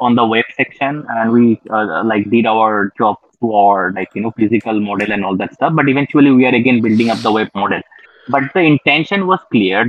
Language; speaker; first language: English; non-native, local second language; Bangla